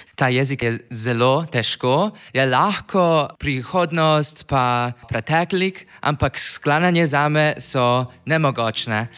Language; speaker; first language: Slovenian; non-native, learner; English